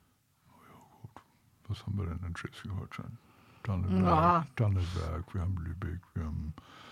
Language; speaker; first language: German; native; German